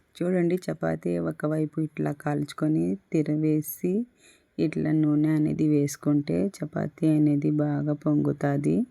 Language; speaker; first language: Telugu; non-native, local second language; Urdu